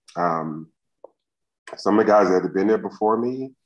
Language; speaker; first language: English; native; English